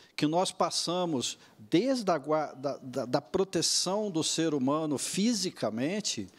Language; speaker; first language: Portuguese; native; Portuguese